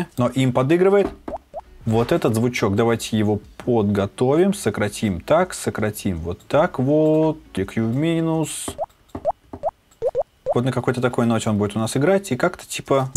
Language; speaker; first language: Russian; native; Russian